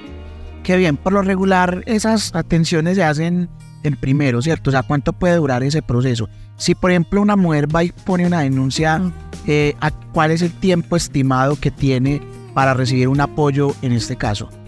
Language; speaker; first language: Spanish; native; Spanish